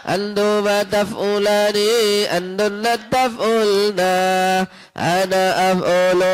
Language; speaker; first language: Arabic; non-native, fluent; Indonesian